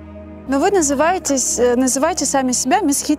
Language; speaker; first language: Russian; native; Russian